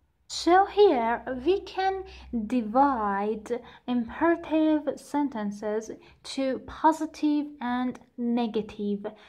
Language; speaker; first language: English; non-native, fluent; Persian